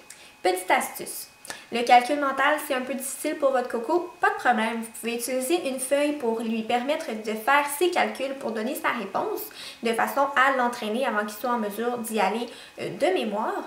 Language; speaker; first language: French; native; French